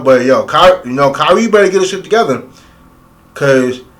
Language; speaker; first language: English; native; English